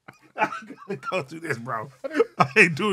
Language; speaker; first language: English; native; English